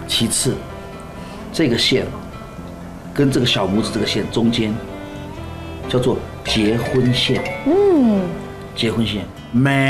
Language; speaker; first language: Chinese; native; Chinese